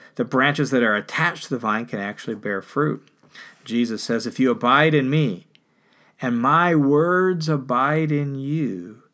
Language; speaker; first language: English; native; English